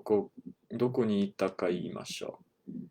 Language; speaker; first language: Japanese; non-native, learner; English